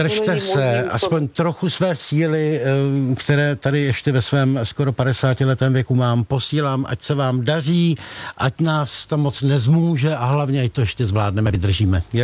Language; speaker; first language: Czech; native; Czech